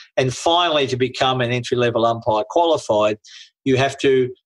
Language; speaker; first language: English; native; English